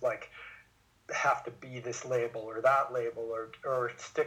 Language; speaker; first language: English; native; English